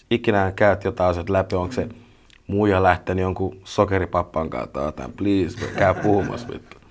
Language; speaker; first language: Finnish; early bilingual, other home language; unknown